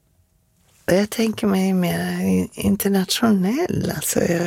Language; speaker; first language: Swedish; native; Swedish